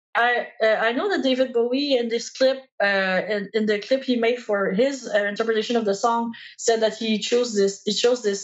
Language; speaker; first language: English; non-native, fluent; French